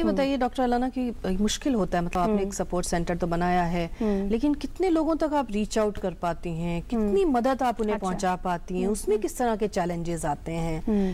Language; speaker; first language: Hindi; native; Hindi